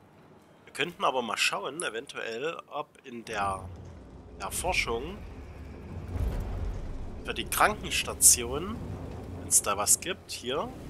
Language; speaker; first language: German; native; German